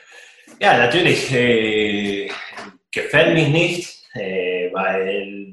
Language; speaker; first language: German; non-native, fluent; Spanish